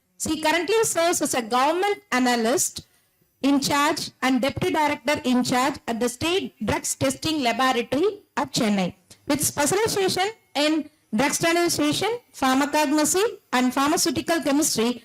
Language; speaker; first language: English; non-native, local second language; Tamil